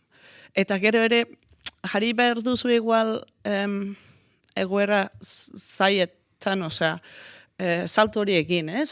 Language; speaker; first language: Basque; non-native, fluent; Danish